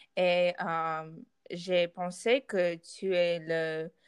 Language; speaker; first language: French; non-native, learner; Russian